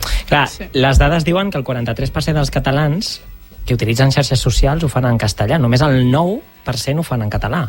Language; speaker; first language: Catalan; native; Catalan